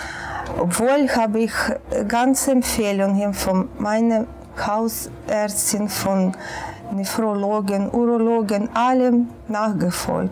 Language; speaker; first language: German; non-native, fluent; Russian